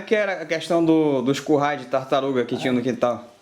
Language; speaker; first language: Portuguese; native; Portuguese